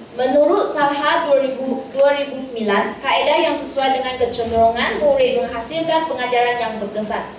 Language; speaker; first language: Malay; non-native, local second language; Chinese